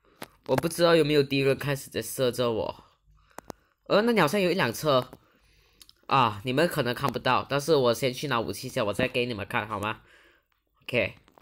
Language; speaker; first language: Chinese; early bilingual, heritage; Chinese